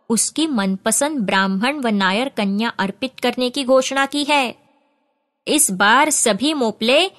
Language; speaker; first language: Hindi; non-native, local second language; Marathi